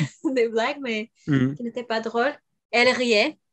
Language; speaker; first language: French; non-native, fluent; Bulgarian